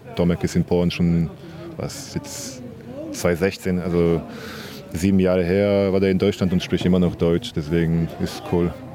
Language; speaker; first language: German; non-native, fluent; Polish